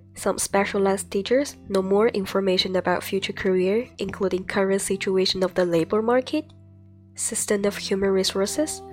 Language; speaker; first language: English; non-native, fluent; Chinese